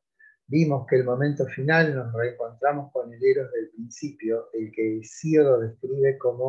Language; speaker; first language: Spanish; native; Spanish